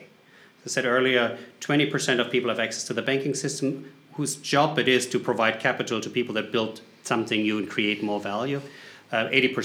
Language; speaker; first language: English; non-native, fluent; German